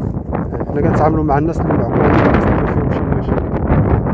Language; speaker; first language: Arabic; native; Arabic